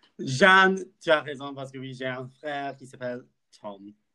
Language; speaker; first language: French; non-native, learner; English